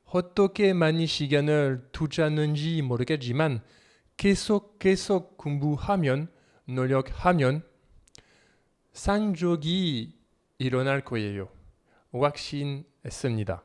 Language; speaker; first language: Korean; non-native, learner; French